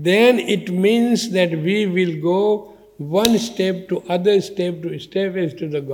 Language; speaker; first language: English; non-native, learner; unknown